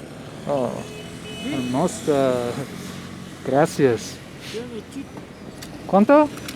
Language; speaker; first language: Spanish; non-native, learner; English